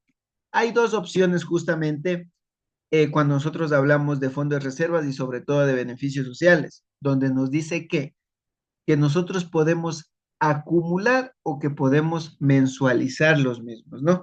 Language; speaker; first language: Spanish; native; Spanish